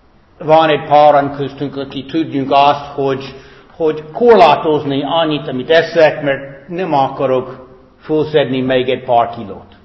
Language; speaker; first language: Hungarian; non-native, fluent; English